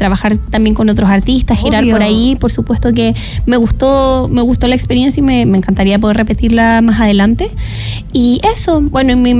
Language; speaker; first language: Spanish; native; Spanish